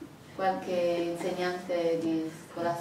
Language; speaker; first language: Italian; native; Italian